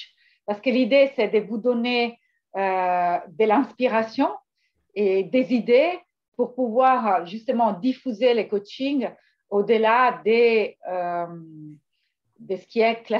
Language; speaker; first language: French; non-native, fluent; Italian